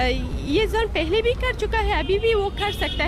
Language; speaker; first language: Hindi; non-native, learner; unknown